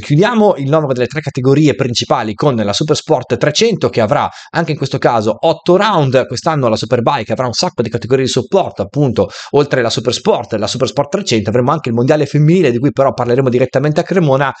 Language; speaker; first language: Italian; native; Italian